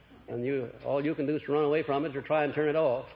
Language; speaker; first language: English; native; English